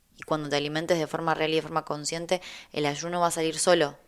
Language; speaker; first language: Spanish; native; Spanish